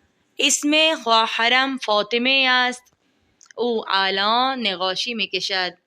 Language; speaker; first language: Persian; non-native, fluent; Urdu